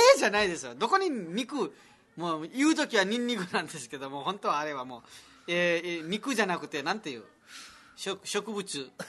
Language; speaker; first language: Japanese; non-native, fluent; Nepali